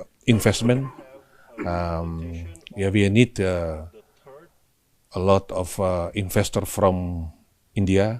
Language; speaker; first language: English; non-native, learner; Indonesian